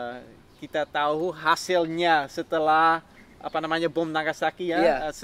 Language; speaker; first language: Indonesian; non-native, fluent; Dutch